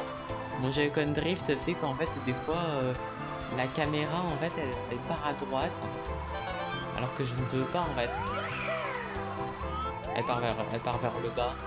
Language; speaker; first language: French; native; French